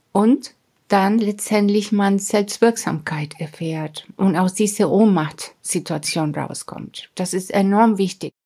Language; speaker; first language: German; non-native, fluent; Spanish